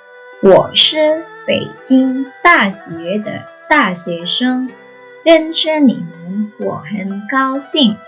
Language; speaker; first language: Chinese; non-native, fluent; Indonesian